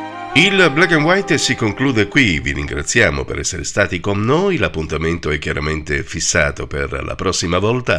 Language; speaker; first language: Italian; native; Italian